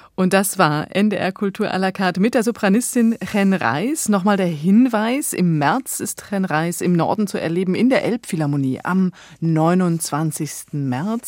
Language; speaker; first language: German; native; German